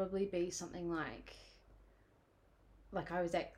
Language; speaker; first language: English; native; English